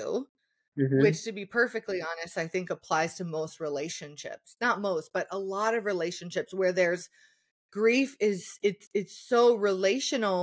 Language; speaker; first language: English; native; English